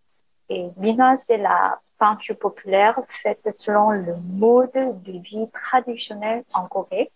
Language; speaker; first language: French; non-native, learner; Korean